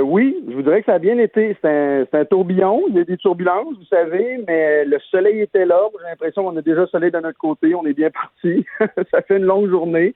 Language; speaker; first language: French; native; French